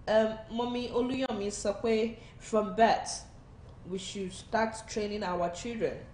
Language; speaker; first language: English; non-native, local second language; Yoruba